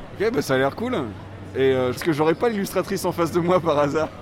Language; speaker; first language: French; native; French